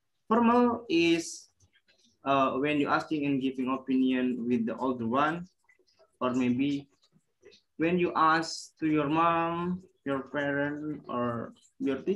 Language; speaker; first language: English; non-native, learner; Indonesian